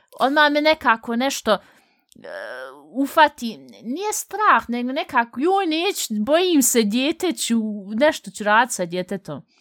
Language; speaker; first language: Bosnian; early bilingual, heritage; Bosnian